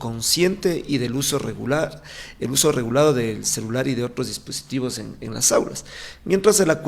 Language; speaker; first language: Spanish; native; Spanish